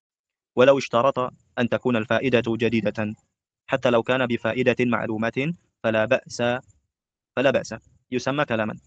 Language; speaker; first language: Arabic; non-native, fluent; Indonesian